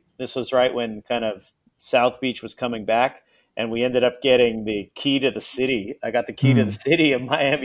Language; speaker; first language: English; native; English